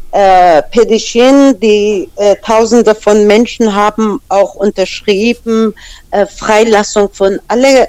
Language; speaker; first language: German; non-native, fluent; Persian